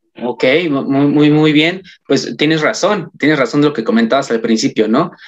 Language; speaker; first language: Spanish; native; Spanish